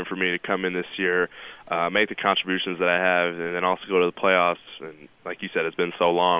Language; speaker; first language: English; native; English